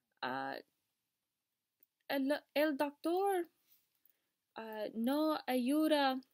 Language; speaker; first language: Spanish; non-native, learner; English